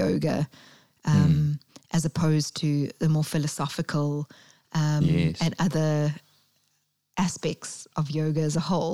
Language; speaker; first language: English; native; English